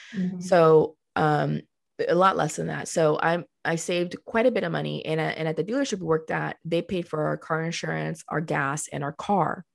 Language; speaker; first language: English; early bilingual, other home language; Spanish